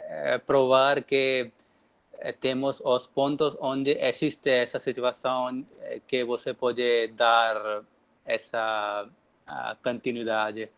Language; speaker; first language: Portuguese; non-native, learner; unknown